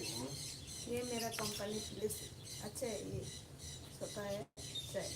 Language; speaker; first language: Hindi; non-native, local second language; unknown